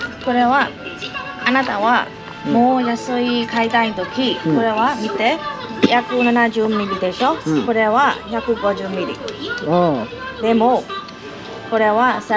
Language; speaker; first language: Japanese; non-native, learner; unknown